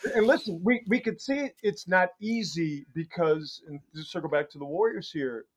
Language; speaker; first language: English; native; English